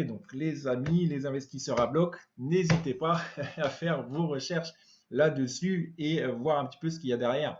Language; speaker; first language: French; native; French